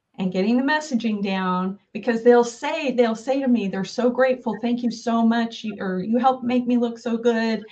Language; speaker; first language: English; native; English